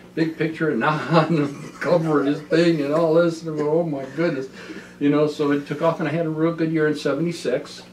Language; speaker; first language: English; native; English